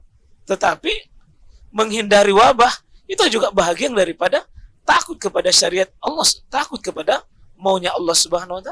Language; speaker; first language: Indonesian; native; Indonesian